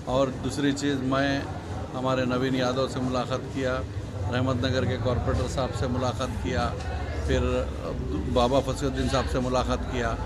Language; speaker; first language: Hindi; non-native, local second language; Urdu